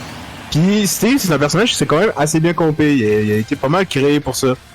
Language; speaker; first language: French; native; French